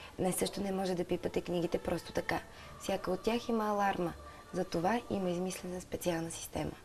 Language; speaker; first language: Bulgarian; native; Bulgarian